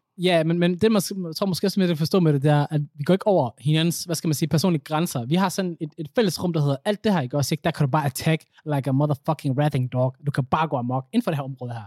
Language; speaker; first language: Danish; early bilingual, other home language; Somali